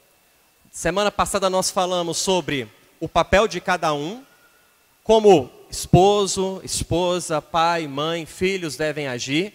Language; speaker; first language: Portuguese; native; Portuguese